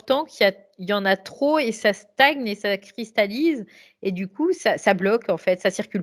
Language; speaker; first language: French; native; French